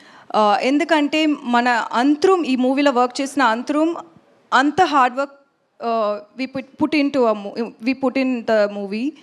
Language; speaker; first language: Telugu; non-native, learner; Tamil